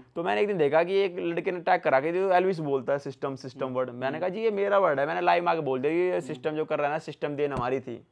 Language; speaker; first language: Hindi; native; Hindi